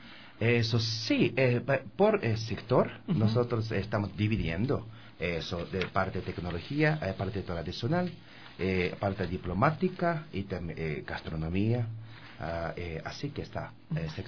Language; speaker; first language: Spanish; non-native, learner; Japanese